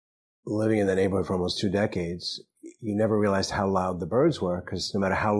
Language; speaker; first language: English; native; English